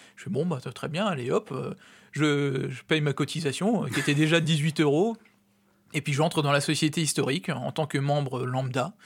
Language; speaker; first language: French; native; French